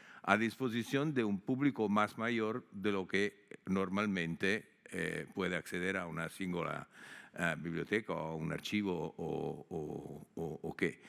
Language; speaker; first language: Spanish; non-native, fluent; Italian